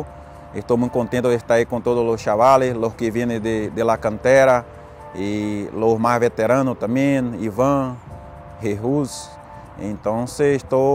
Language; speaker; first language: Spanish; non-native, fluent; Portuguese